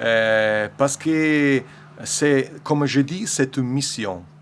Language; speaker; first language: French; non-native, learner; Italian